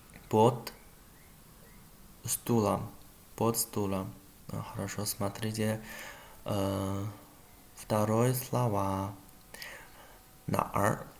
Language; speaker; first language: Russian; non-native, learner; Chinese